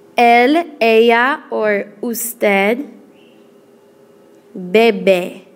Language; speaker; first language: Spanish; non-native, fluent; English